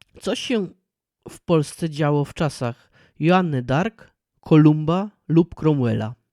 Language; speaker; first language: Polish; native; Polish